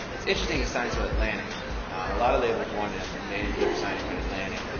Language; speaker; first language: English; native; English